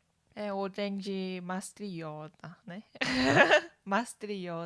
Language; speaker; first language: Portuguese; non-native, learner; Korean